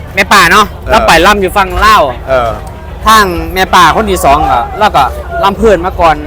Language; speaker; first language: Thai; native; Thai